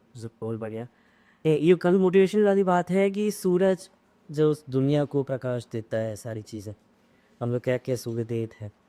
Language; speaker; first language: Hindi; native; Hindi